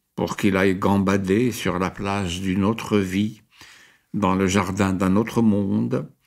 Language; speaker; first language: French; non-native, local second language; Arabic